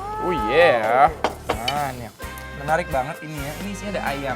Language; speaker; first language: Indonesian; native; Indonesian